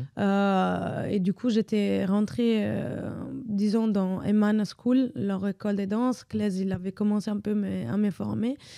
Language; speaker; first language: French; non-native, fluent; Italian